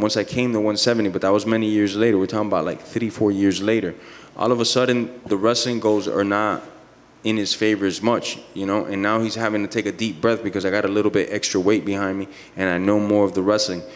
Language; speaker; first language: English; native; English